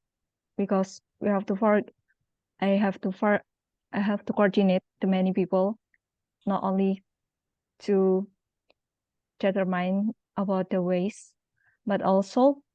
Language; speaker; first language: English; non-native, local second language; Indonesian